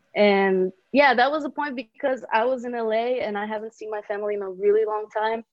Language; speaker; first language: English; early bilingual, other home language; Bulgarian